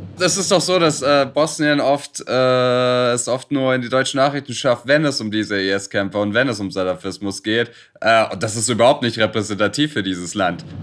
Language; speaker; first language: German; early bilingual, other home language; Serbian